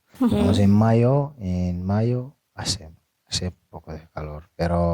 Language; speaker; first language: Spanish; non-native, fluent; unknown